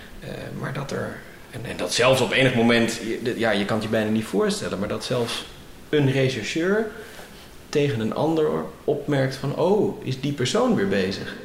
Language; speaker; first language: Dutch; native; Dutch